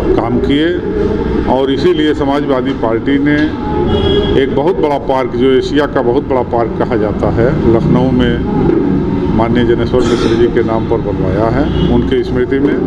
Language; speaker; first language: Hindi; native; Hindi